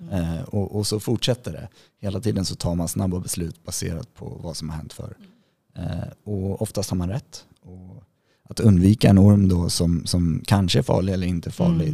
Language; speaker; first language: Swedish; native; Swedish